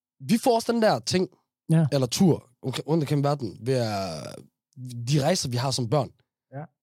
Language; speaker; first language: Danish; early bilingual, other home language; Somali